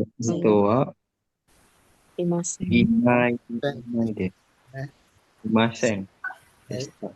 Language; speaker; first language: Japanese; non-native, learner; Indonesian